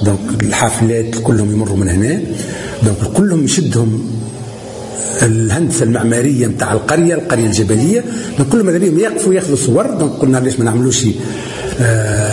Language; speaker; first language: Arabic; non-native, local second language; Berber languages